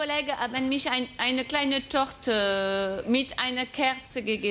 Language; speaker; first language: German; non-native, fluent; French